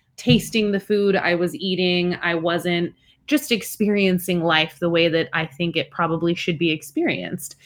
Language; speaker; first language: English; early bilingual, other home language; Spanish